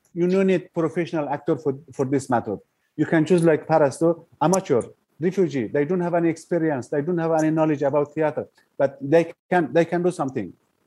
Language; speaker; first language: English; non-native, learner; Persian